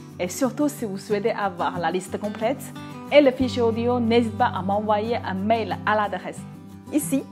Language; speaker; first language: French; non-native, fluent; Chinese